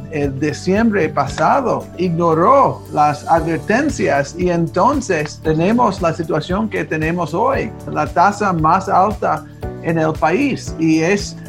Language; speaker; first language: Spanish; early bilingual, heritage; Spanish